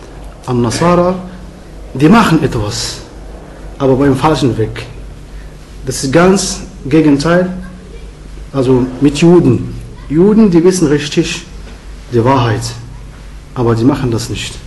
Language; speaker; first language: German; non-native, learner; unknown